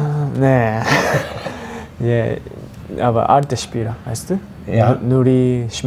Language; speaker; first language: German; non-native, learner; Japanese